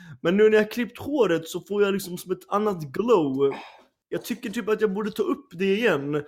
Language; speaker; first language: Swedish; native; Swedish